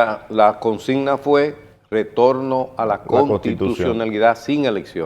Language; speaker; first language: Spanish; native; Spanish